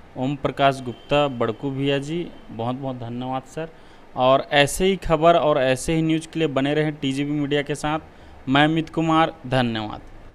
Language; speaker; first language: Hindi; native; Hindi